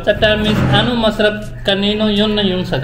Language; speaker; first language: Filipino; non-native, learner; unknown